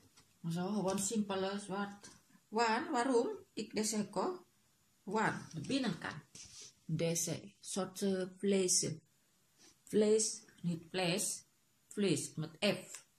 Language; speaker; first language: Dutch; non-native, learner; Indonesian